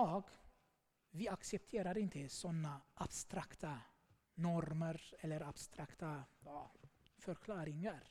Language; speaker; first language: Swedish; non-native, fluent; Armenian